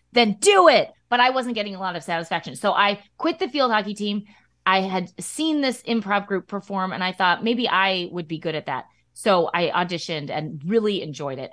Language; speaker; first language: English; native; English